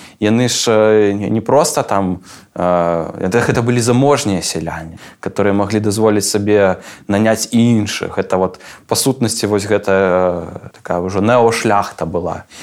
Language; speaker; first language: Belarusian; non-native, local second language; Russian